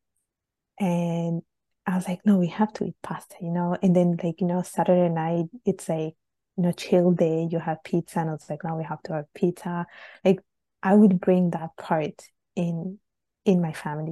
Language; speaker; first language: English; non-native, fluent; Italian